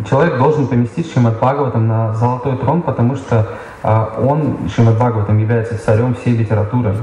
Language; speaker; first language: Russian; native; Russian